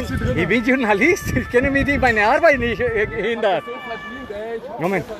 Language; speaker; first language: German; non-native, fluent; Spanish